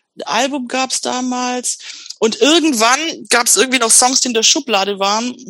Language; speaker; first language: German; native; German